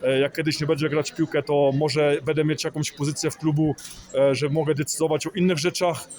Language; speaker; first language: Polish; early bilingual, heritage; Polish